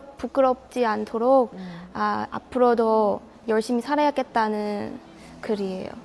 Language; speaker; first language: Korean; non-native, fluent; Chinese